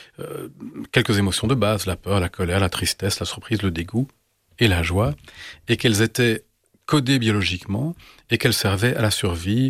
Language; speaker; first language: French; native; French